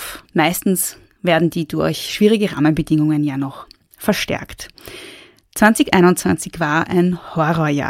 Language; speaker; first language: German; native; German